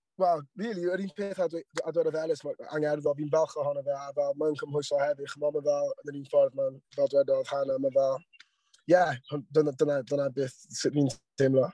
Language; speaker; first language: Welsh; non-native, local second language; English